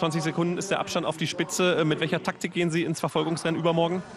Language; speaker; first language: German; native; German